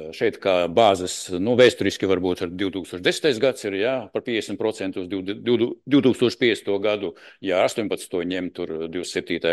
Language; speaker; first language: Latvian; non-native, local second language; Russian